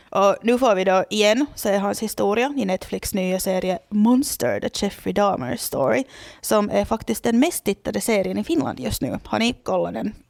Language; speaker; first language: Swedish; native; Swedish